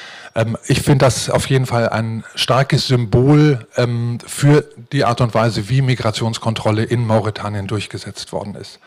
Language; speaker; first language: German; native; German